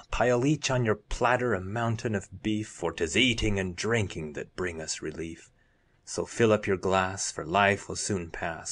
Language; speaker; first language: English; native; English